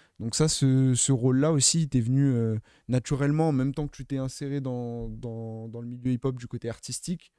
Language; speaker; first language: French; native; French